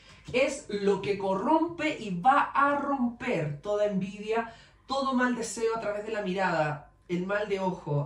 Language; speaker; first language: Spanish; native; Spanish